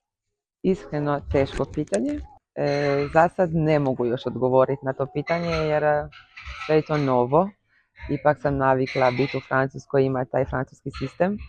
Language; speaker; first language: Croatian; early bilingual, heritage; Croatian